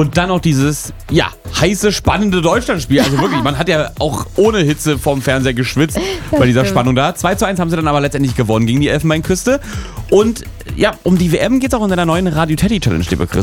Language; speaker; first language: German; native; German